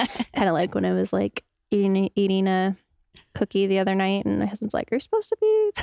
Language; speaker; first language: English; native; English